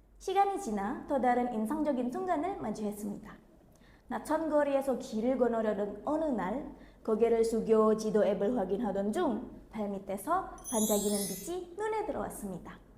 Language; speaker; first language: Korean; non-native, fluent; Indonesian